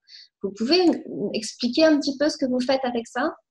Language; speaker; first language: French; native; French